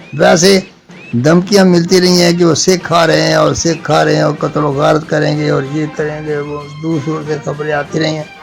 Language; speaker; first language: Urdu; non-native, local second language; Punjabi